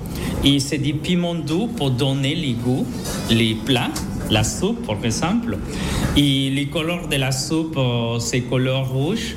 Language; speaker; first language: French; non-native, fluent; Spanish